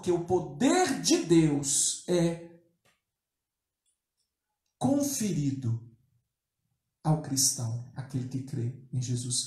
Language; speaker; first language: Portuguese; native; Portuguese